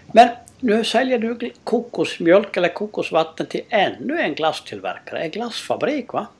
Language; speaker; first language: Swedish; native; Swedish